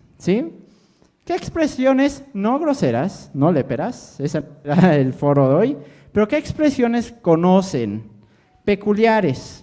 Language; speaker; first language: Spanish; native; Spanish